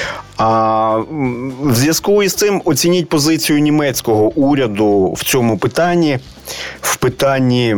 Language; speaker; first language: Ukrainian; native; Ukrainian